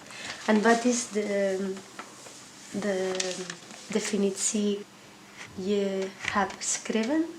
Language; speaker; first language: Dutch; non-native, learner; Spanish